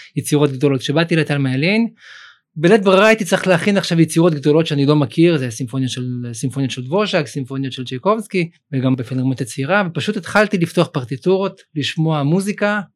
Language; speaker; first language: Hebrew; early bilingual, other home language; Russian